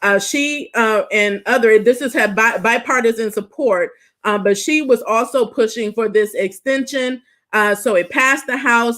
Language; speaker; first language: English; native; English